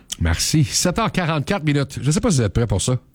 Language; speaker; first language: French; native; French